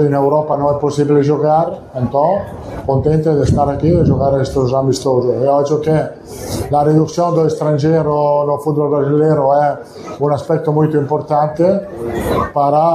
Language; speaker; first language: Portuguese; non-native, learner; Italian